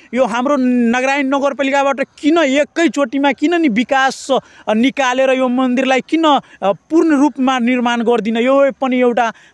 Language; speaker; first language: Nepali; non-native, local second language; Maithili